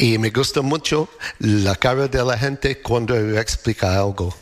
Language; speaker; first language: Spanish; non-native, learner; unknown